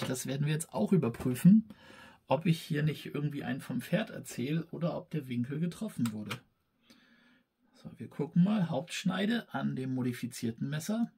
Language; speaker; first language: German; native; German